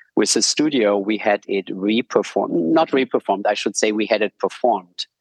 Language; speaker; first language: English; non-native, fluent; German